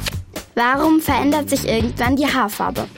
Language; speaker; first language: German; native; German